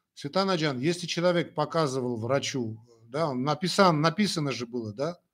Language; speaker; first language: Russian; non-native, local second language; Armenian